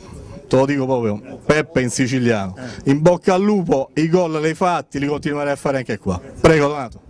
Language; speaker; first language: Italian; native; Italian